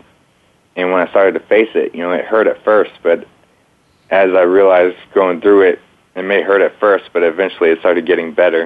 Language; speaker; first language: English; native; English